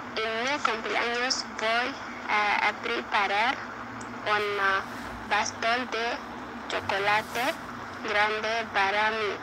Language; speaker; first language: Spanish; non-native, learner; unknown